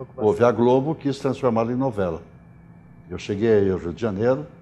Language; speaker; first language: Portuguese; native; Portuguese